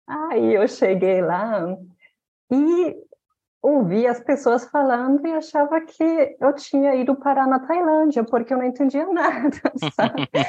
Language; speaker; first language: Portuguese; non-native, fluent; German